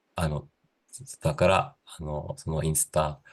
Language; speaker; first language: Japanese; non-native, learner; English